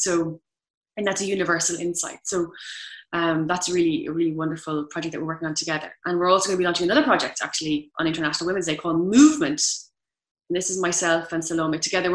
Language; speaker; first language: English; native; English